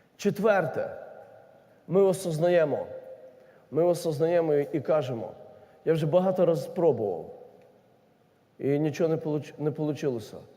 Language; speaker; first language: Ukrainian; native; Ukrainian